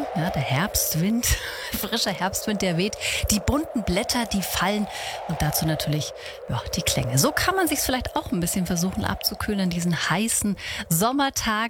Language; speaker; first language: German; native; German